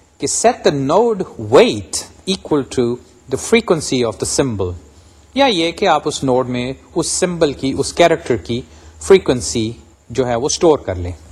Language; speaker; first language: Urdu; native; Urdu